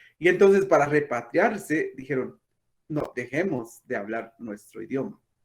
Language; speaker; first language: Spanish; non-native, local second language; Kaqchikel